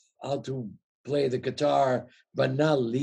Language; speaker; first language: English; non-native, fluent; Italian